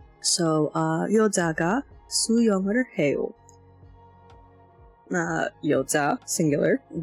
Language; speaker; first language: Korean; non-native, learner; English